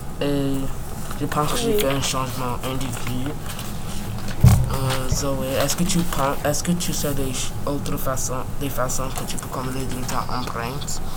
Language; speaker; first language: French; non-native, learner; English